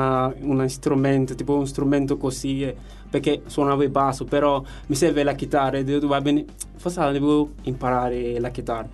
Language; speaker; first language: Italian; non-native, learner; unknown